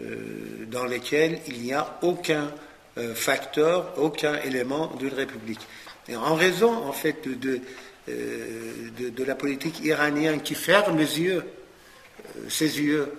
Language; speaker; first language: French; non-native, fluent; Persian